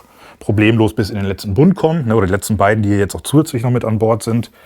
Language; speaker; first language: German; native; German